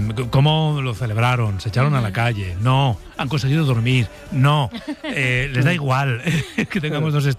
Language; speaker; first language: Spanish; native; Spanish